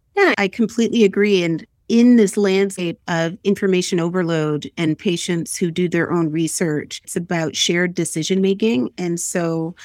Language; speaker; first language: English; native; English